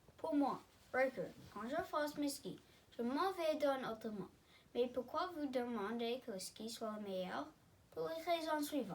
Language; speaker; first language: French; non-native, learner; English